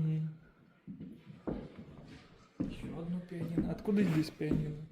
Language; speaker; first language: Russian; non-native, fluent; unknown